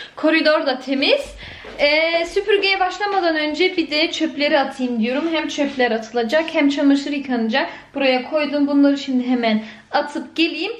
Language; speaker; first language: Turkish; early bilingual, heritage; Turkish